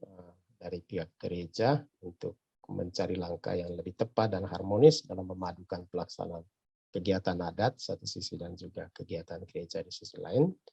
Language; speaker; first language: Indonesian; native; Indonesian